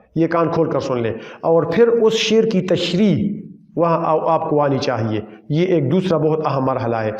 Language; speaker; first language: Urdu; non-native, local second language; Pashto